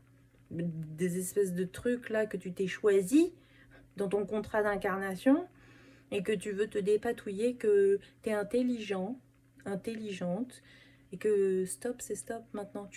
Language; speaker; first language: French; native; French